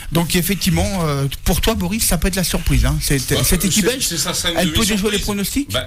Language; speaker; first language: French; native; French